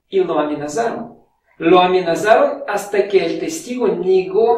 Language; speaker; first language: Spanish; non-native, fluent; Russian